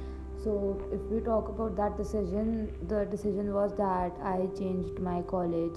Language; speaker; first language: English; non-native, local second language; Punjabi